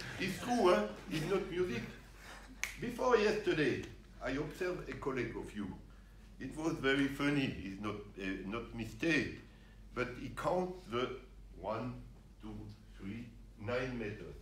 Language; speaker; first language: English; non-native, learner; French